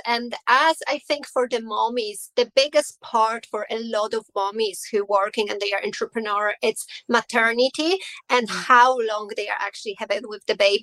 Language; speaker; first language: English; non-native, learner; Polish